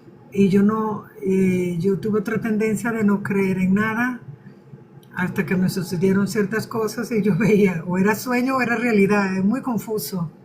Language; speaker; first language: Spanish; early bilingual, other home language; Portuguese